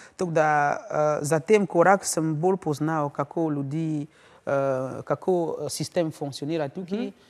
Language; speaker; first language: Slovenian; non-native, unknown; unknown